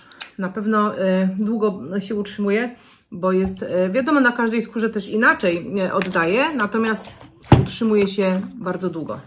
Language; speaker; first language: Polish; native; Polish